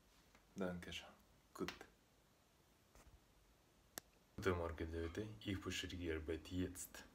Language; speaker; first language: German; non-native, learner; Russian